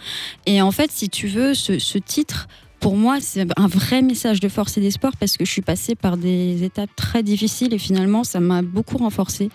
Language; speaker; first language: French; native; French